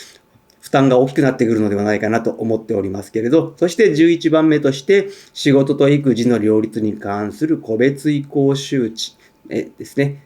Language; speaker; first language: Japanese; native; Japanese